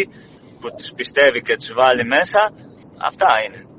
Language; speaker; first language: Greek; non-native, fluent; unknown